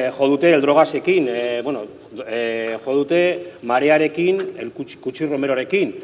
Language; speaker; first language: Basque; non-native, local second language; Spanish